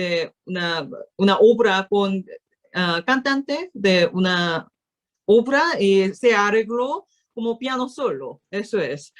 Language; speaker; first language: Spanish; non-native, learner; Korean